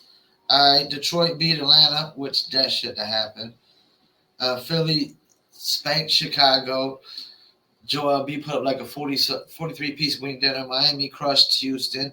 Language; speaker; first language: English; native; English